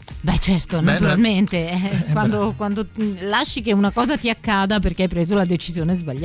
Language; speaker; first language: Italian; native; Italian